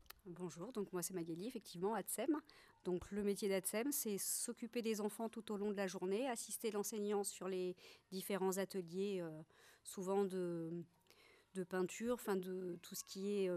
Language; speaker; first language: French; native; French